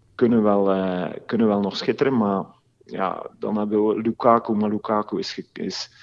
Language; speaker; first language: Dutch; native; Dutch